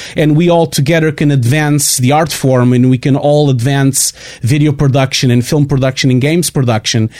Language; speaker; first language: English; non-native, fluent; Portuguese